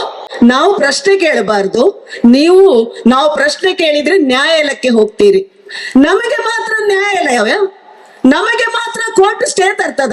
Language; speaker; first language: Kannada; native; Kannada